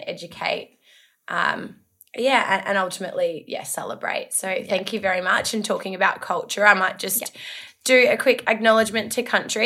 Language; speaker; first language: English; native; English